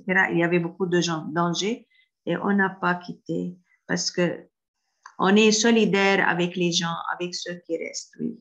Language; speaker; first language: French; non-native, fluent; Arabic